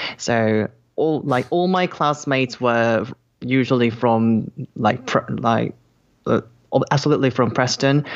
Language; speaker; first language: English; non-native, fluent; Korean